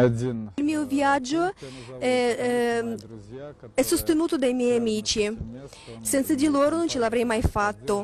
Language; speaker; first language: Italian; non-native, fluent; Russian